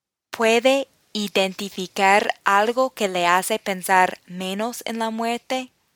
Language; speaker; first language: Spanish; non-native, fluent; English